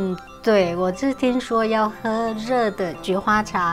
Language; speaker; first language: Chinese; non-native, local second language; Vietnamese